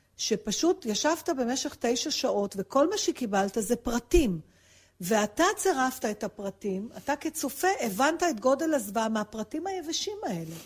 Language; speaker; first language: Hebrew; native; Hebrew